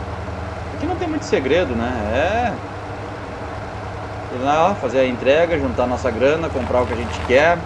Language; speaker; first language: Portuguese; native; Portuguese